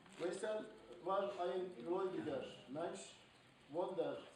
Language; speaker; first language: German; non-native, learner; Turkish